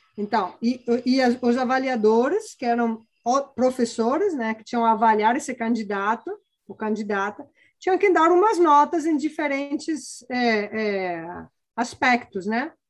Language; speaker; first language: Portuguese; non-native, fluent; Italian